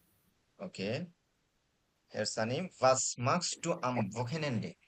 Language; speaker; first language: German; non-native, fluent; Bangla